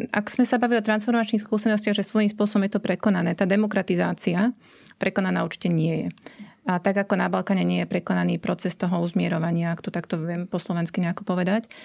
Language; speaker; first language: Slovak; native; Slovak